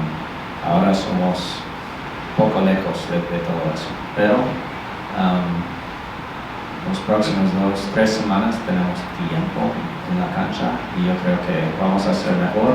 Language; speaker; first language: Spanish; non-native, learner; English